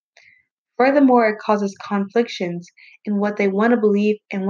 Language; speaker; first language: English; native; English